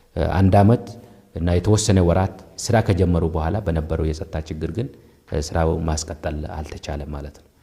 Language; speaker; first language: Amharic; non-native, local second language; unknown